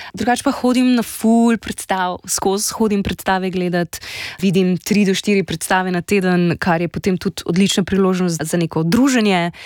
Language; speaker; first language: Slovenian; native; Slovenian